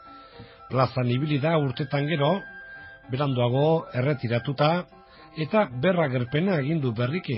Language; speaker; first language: Basque; native; Basque